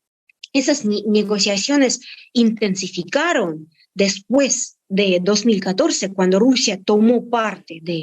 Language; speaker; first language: Spanish; non-native, fluent; Russian